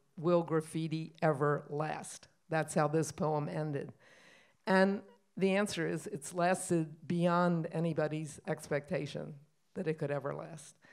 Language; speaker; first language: English; native; English